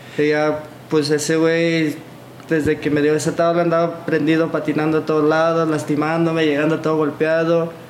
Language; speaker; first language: Spanish; early bilingual, other home language; English